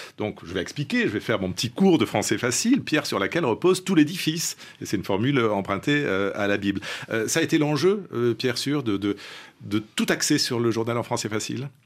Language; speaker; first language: French; native; French